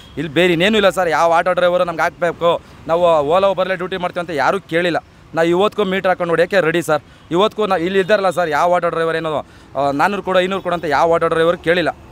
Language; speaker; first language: Kannada; native; Kannada